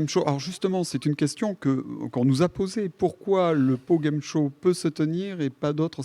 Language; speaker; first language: French; native; French